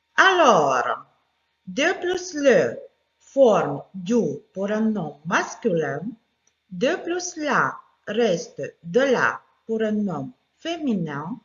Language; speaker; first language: French; non-native, fluent; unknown